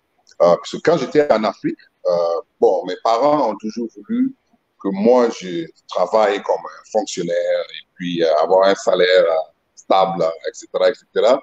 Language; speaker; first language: French; non-native, local second language; Mossi